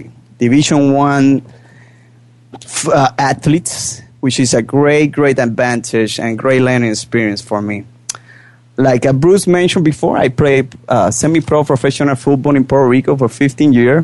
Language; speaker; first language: English; non-native, fluent; Spanish